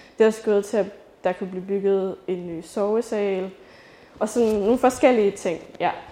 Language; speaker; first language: Danish; native; Danish